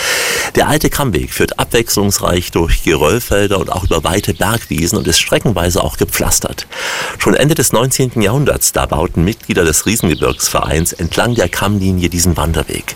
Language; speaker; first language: German; native; German